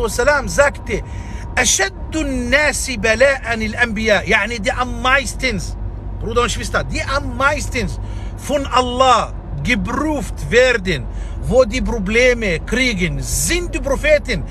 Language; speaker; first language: German; non-native, fluent; Arabic